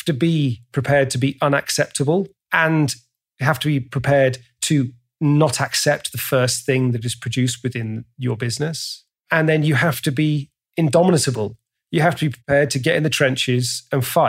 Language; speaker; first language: English; native; English